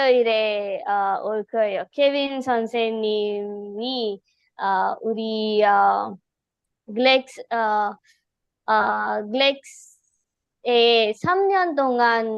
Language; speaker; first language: Korean; non-native, learner; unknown